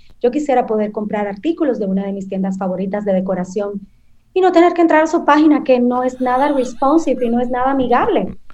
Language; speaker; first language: Spanish; native; Spanish